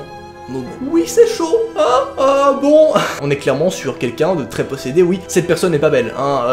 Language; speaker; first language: French; native; French